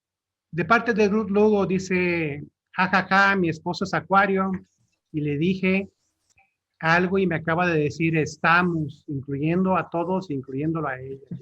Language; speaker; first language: Spanish; native; Spanish